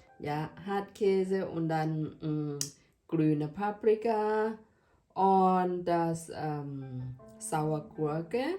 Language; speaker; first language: German; non-native, learner; Thai